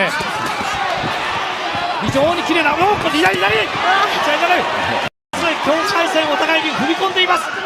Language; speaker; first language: Japanese; native; Japanese